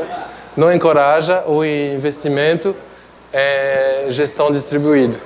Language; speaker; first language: Portuguese; non-native, fluent; French